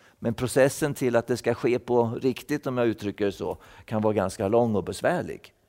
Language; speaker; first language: Swedish; native; Swedish